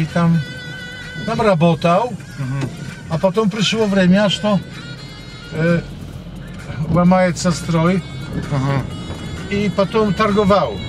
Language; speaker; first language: Russian; non-native, learner; Polish